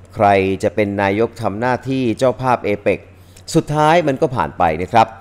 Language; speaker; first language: Thai; native; Thai